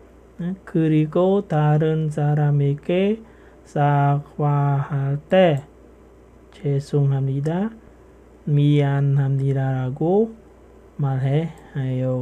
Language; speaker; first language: Korean; non-native, fluent; Khmer